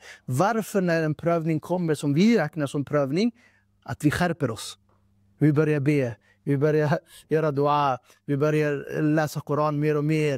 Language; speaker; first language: Swedish; non-native, fluent; Urdu